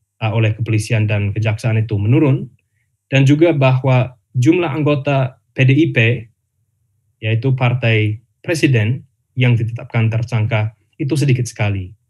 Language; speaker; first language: Indonesian; non-native, fluent; English